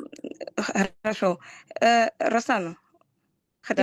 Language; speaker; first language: Russian; non-native, learner; Portuguese